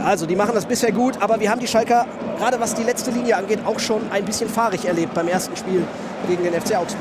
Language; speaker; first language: German; native; German